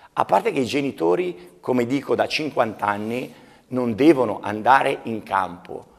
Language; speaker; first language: Italian; native; Italian